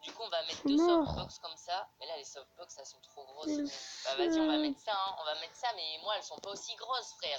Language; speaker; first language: French; native; French